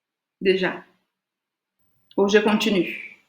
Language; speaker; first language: French; non-native, fluent; Portuguese